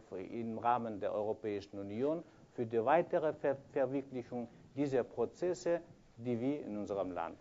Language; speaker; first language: German; non-native, fluent; Kyrgyz